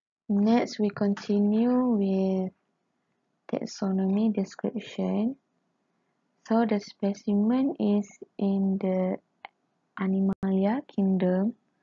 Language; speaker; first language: English; non-native, local second language; Malay